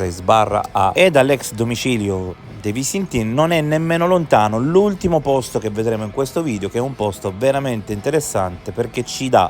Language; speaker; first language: Italian; native; Italian